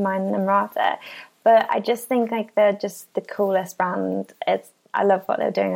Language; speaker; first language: English; native; English